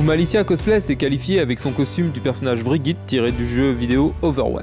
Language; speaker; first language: French; native; French